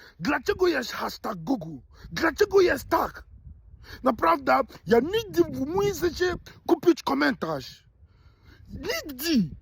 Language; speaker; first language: Polish; non-native, learner; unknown